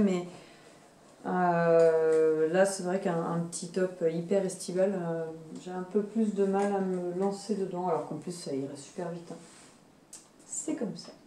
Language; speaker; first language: French; native; French